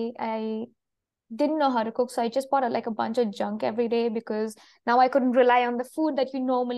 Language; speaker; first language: English; non-native, local second language; Malayalam